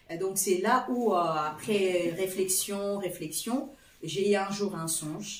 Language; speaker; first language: French; non-native, fluent; Portuguese